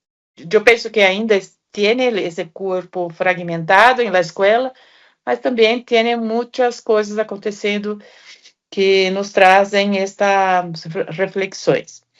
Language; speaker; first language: Portuguese; non-native, fluent; Spanish